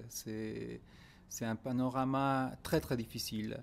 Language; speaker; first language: French; non-native, fluent; Spanish